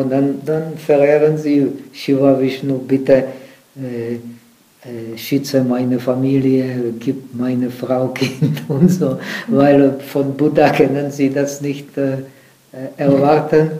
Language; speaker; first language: German; non-native, fluent; Czech